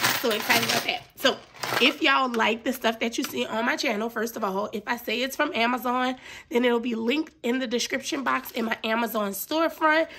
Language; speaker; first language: English; native; English